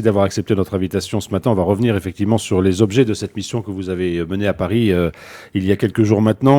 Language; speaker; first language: French; native; French